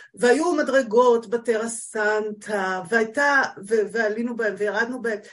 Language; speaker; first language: Hebrew; native; Hebrew